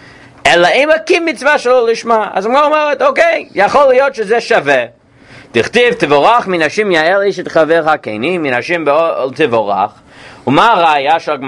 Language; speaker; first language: Hebrew; non-native, fluent; English